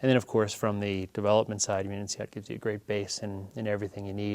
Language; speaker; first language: English; native; English